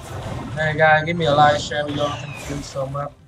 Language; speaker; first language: English; non-native, learner; Vietnamese